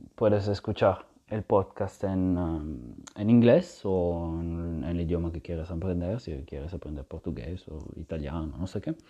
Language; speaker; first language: Spanish; non-native, fluent; Italian